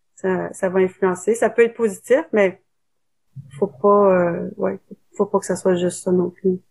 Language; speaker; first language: French; native; French